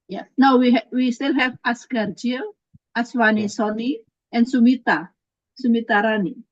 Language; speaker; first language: English; non-native, learner; Indonesian